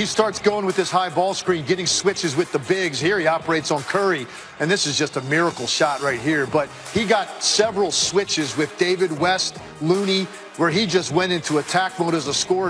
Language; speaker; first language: English; native; English